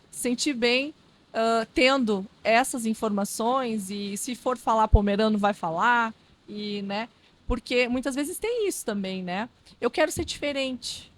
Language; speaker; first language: Portuguese; non-native, local second language; Low German